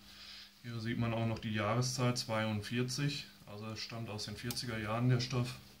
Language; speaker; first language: German; native; German